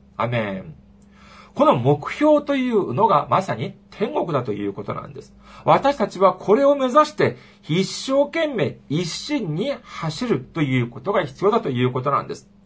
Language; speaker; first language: Japanese; non-native, fluent; Korean